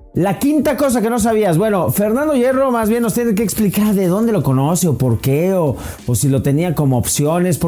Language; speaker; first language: Spanish; native; Spanish